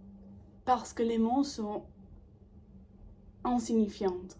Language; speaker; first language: French; non-native, learner; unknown